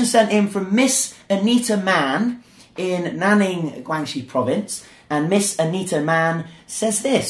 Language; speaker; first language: English; native; English